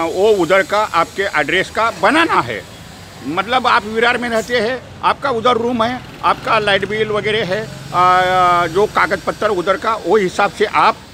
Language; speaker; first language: Hindi; non-native, local second language; Marathi